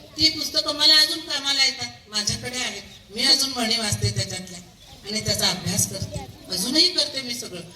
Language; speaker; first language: Marathi; non-native, local second language; Marwari